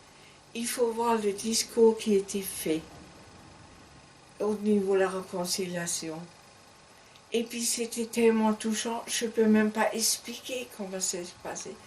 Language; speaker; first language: French; non-native, learner; German